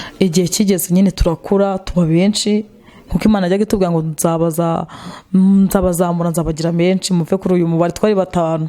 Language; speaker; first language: Kinyarwanda; native; Kinyarwanda